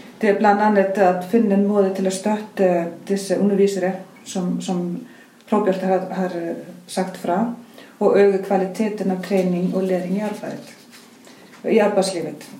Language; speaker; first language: Swedish; non-native, fluent; Icelandic